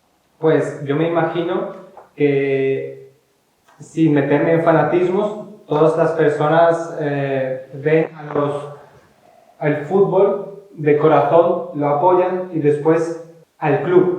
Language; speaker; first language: Spanish; non-native, fluent; Ukrainian